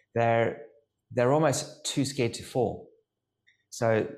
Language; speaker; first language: English; native; English